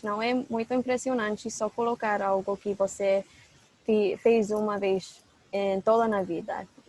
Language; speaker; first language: Portuguese; non-native, fluent; English